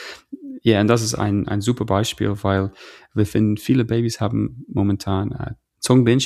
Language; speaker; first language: German; non-native, fluent; English